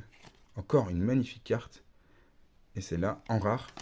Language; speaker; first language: French; native; French